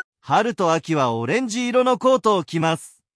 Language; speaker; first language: Japanese; non-native, learner; English